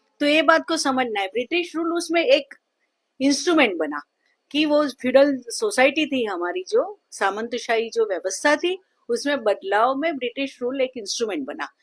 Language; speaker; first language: Hindi; non-native, local second language; Gujarati